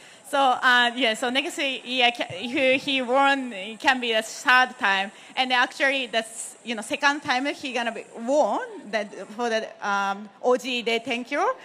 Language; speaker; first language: English; non-native, fluent; Japanese